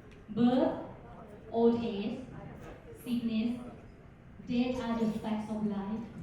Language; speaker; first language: English; non-native, learner; Thai